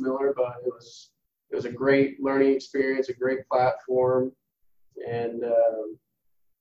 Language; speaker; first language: English; native; English